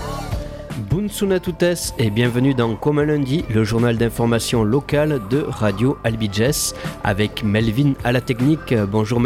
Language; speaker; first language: French; native; French